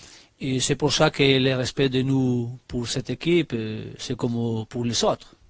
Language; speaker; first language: French; non-native, learner; Spanish